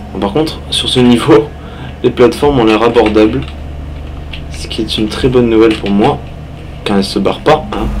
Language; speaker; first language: French; native; French